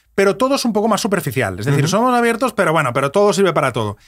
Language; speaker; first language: Spanish; native; Spanish